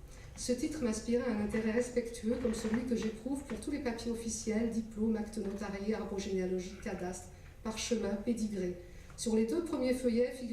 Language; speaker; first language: French; native; French